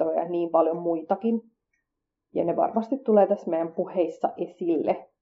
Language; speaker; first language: Finnish; early bilingual, other home language; Kurdish